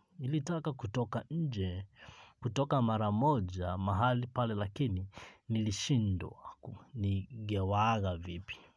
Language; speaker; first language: Swahili; non-native, local second language; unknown